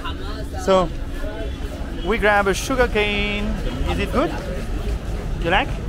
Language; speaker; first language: English; non-native, fluent; French